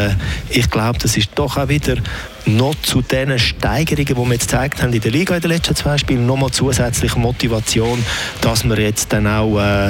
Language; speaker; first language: German; native; German